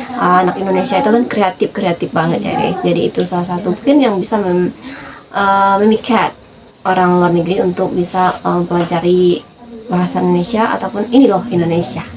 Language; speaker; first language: Indonesian; native; Indonesian